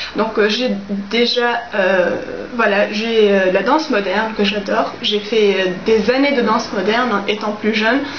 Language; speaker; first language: French; non-native, local second language; Arabic